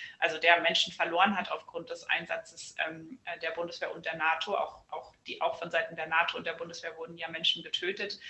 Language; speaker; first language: German; native; German